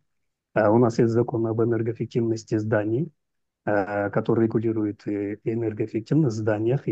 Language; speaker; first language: Russian; non-native, local second language; Uzbek